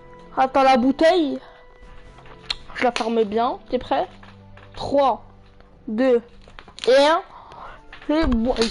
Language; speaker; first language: French; native; French